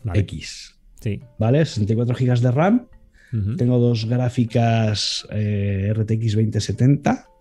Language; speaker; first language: Spanish; native; Spanish